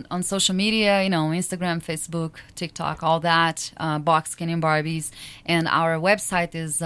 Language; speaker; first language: English; non-native, fluent; Portuguese